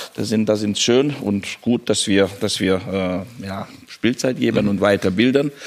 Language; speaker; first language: German; non-native, fluent; Hungarian